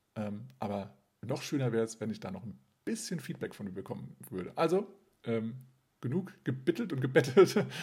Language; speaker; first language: German; native; German